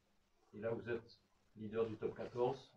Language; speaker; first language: French; native; French